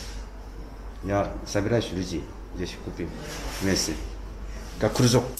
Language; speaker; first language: Russian; non-native, learner; Korean